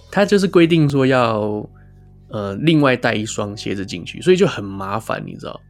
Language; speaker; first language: Chinese; native; Chinese